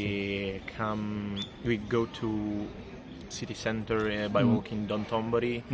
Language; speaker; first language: English; non-native, learner; Italian